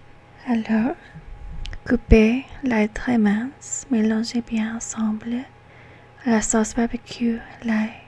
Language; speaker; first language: French; non-native, learner; English